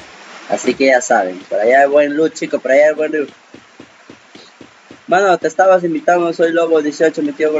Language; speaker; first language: Spanish; native; Spanish